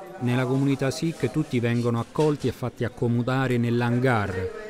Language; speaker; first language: Italian; native; Italian